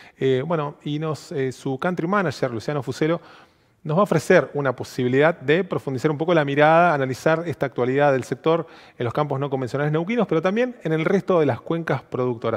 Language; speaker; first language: Spanish; native; Spanish